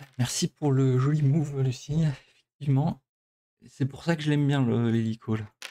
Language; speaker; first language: French; native; French